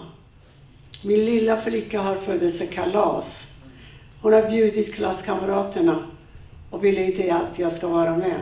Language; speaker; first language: Swedish; non-native, fluent; Persian